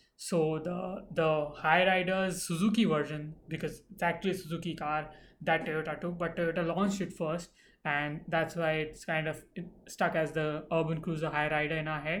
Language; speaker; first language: English; non-native, local second language; Hindi